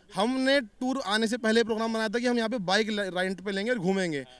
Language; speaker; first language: Hindi; native; Hindi